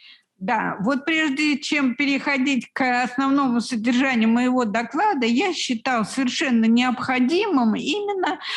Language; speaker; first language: Russian; native; Russian